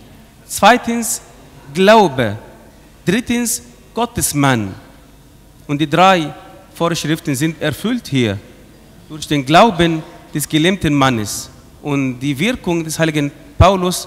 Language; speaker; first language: German; non-native, fluent; Arabic